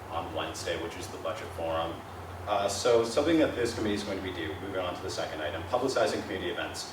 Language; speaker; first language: English; native; English